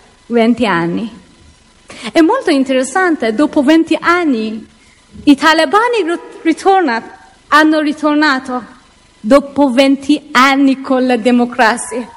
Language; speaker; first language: Italian; non-native, learner; Persian